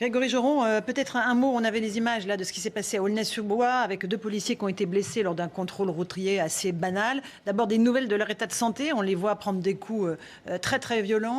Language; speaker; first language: French; native; French